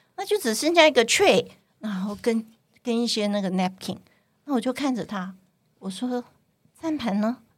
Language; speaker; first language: Chinese; non-native, local second language; Cantonese